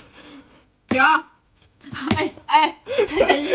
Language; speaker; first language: Chinese; native; Chinese